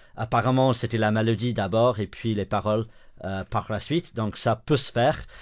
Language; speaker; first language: French; non-native, fluent; English